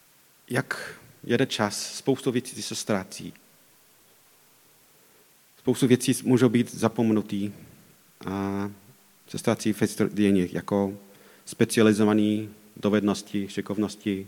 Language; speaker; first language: Czech; non-native, fluent; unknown